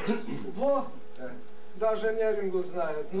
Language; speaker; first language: Russian; non-native, local second language; Lithuanian